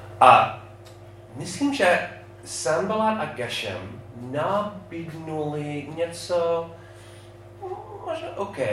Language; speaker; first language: Czech; non-native, fluent; English